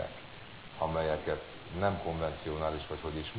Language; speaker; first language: Hungarian; native; Hungarian